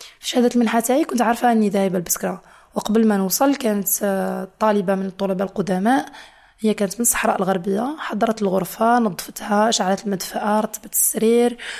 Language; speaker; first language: Arabic; non-native, fluent; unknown